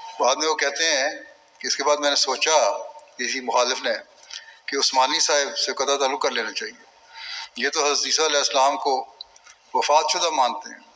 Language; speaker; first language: Urdu; native; Urdu